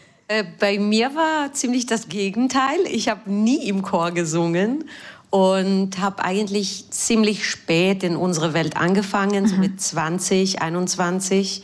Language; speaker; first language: German; non-native, fluent; Hebrew